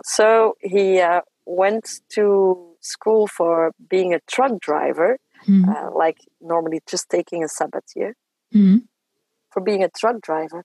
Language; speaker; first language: English; non-native, fluent; French